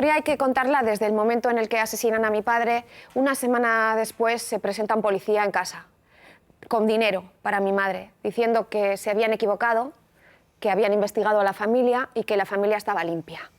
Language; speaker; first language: Spanish; native; Spanish